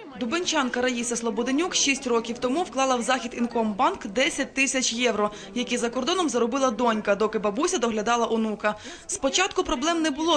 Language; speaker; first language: Ukrainian; native; Ukrainian